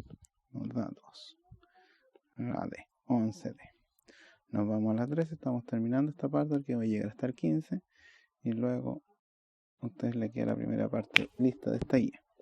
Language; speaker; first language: Spanish; native; Spanish